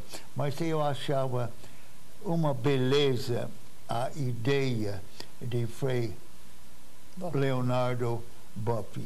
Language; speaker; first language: Portuguese; non-native, fluent; English